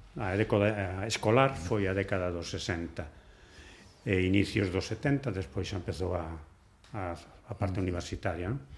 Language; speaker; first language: Galician; non-native, local second language; Spanish